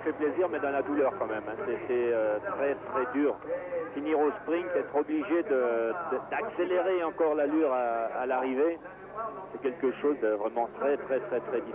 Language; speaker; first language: French; native; French